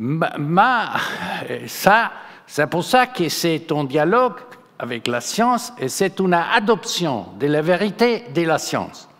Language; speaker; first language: French; non-native, fluent; Spanish